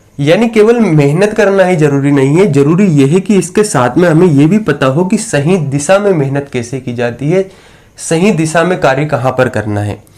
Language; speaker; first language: Hindi; native; Hindi